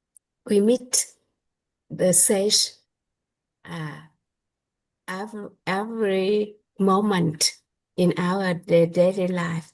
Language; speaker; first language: English; non-native, learner; Vietnamese